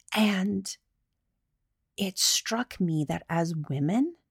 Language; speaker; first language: English; native; English